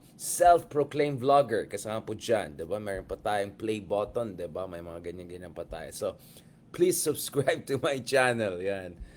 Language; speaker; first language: Filipino; native; Filipino